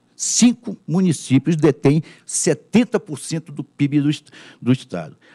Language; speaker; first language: Portuguese; native; Portuguese